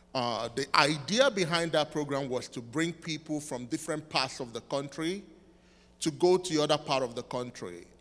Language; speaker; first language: English; non-native, local second language; Igbo